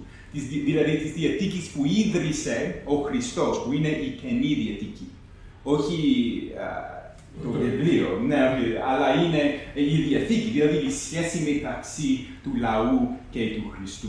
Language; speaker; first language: Greek; non-native, fluent; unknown